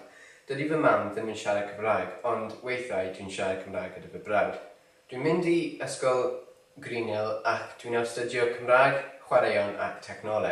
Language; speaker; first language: Welsh; non-native, local second language; English